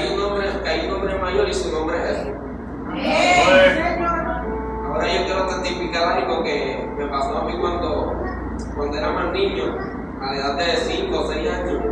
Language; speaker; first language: Spanish; native; Spanish